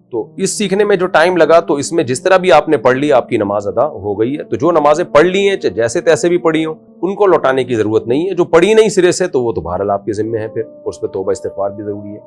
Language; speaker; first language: Urdu; native; Urdu